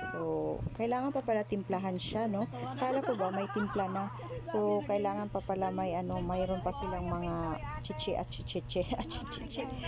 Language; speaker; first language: Filipino; non-native, local second language; Cebuano